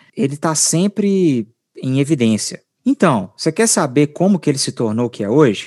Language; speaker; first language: Portuguese; native; Portuguese